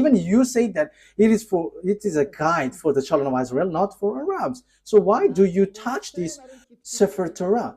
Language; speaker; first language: English; non-native, fluent; Malagasy